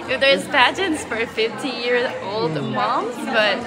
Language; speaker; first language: English; non-native, fluent; Spanish